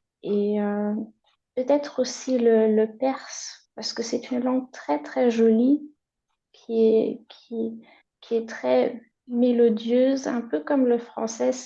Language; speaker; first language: French; non-native, fluent; German